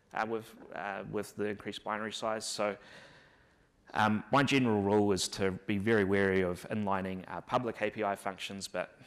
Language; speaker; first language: English; native; English